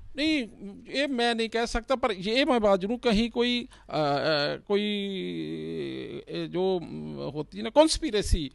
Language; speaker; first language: Hindi; non-native, local second language; Punjabi